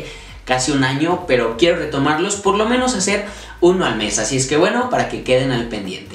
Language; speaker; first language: Spanish; native; Spanish